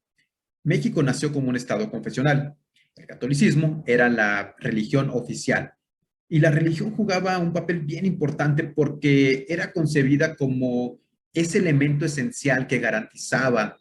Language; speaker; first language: Spanish; native; Spanish